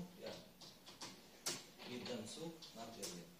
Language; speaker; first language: German; non-native, learner; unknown